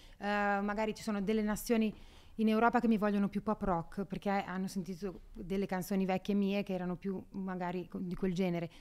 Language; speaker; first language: Italian; native; Italian